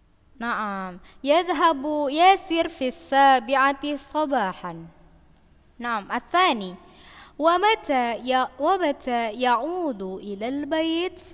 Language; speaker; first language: Arabic; non-native, fluent; Indonesian